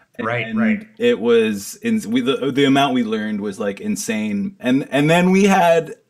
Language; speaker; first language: English; native; English